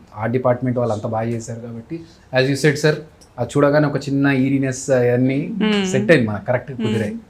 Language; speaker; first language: Telugu; native; Telugu